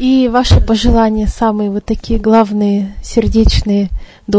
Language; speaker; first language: Russian; native; Russian